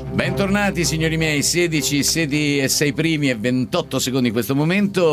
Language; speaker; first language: Italian; native; Italian